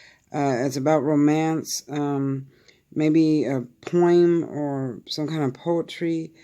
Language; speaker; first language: English; native; English